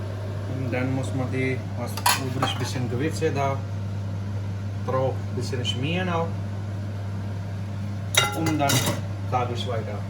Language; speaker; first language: German; non-native, learner; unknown